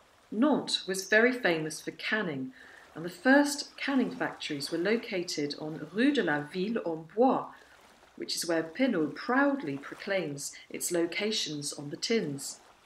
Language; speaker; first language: English; native; English